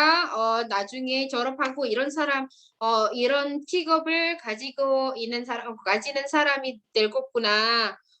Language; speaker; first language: Korean; non-native, fluent; Indonesian